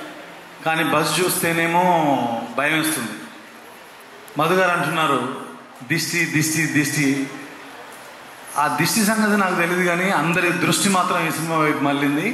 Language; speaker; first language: Telugu; native; Telugu